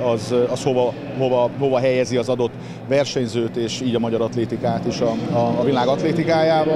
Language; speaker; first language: Hungarian; native; Hungarian